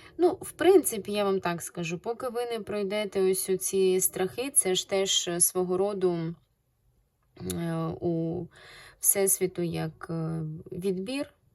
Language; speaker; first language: Ukrainian; non-native, local second language; Russian